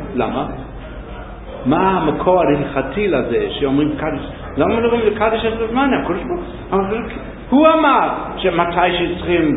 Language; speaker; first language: Hebrew; non-native, fluent; English